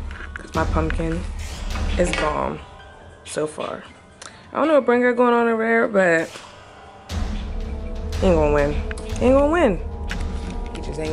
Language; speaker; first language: English; native; English